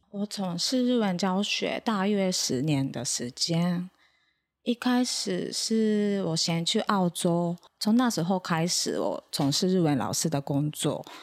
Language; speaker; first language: Chinese; non-native, fluent; Japanese